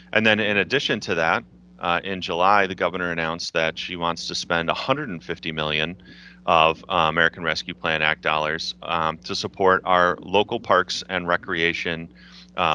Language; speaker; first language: English; native; English